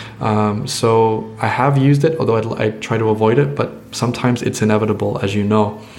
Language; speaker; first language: English; native; English